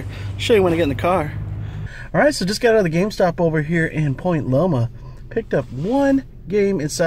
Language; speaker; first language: English; native; English